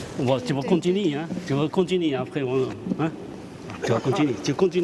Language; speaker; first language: French; non-native, learner; Chinese